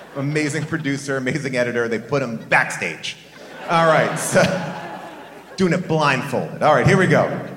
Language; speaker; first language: English; native; English